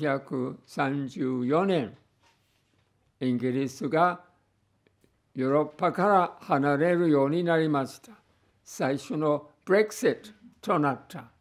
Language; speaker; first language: Japanese; non-native, fluent; English